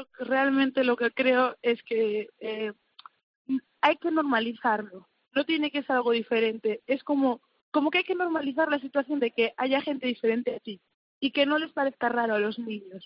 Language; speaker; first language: Spanish; early bilingual, other home language; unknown